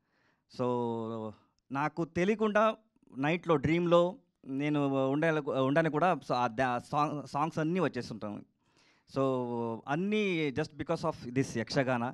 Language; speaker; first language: Telugu; non-native, learner; Kannada